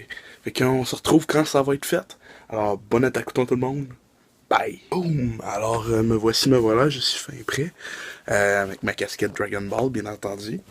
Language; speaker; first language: French; native; French